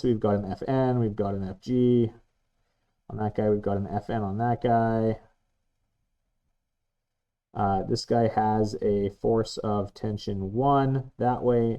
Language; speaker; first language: English; native; English